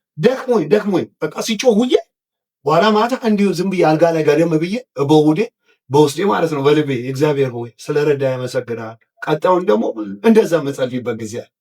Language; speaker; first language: Amharic; native; Amharic